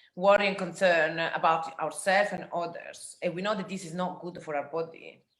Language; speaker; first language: English; non-native, fluent; Italian